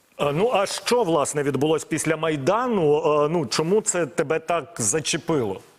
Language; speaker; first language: Ukrainian; native; Ukrainian